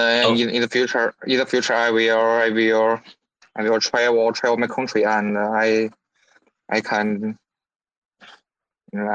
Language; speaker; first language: English; non-native, learner; Chinese